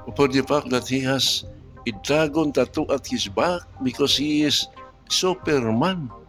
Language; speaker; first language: English; non-native, local second language; Cebuano